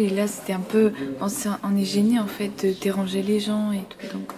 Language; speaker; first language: French; early bilingual, other home language; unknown